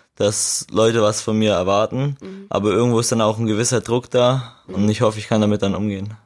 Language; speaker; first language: German; native; German